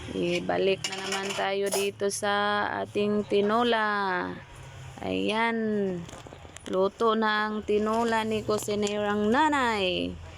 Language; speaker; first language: Filipino; non-native, local second language; Cebuano